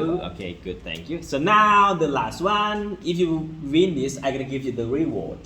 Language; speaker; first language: English; non-native, learner; Lao